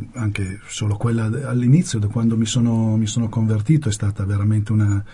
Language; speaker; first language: Italian; native; Italian